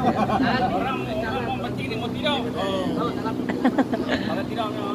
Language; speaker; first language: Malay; non-native, learner; Filipino